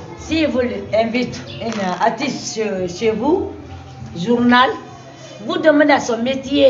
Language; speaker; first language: French; non-native, local second language; Susu